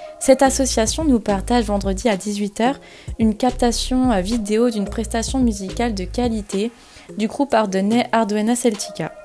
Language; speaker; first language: French; native; French